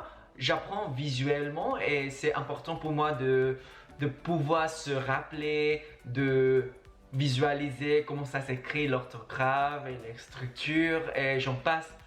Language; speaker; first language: French; non-native, fluent; Chinese